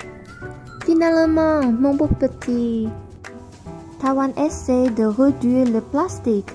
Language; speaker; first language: French; non-native, learner; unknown